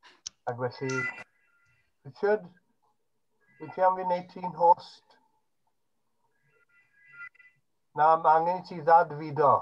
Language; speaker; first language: Welsh; native; Welsh